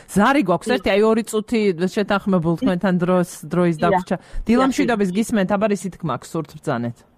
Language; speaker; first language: Georgian; native; Georgian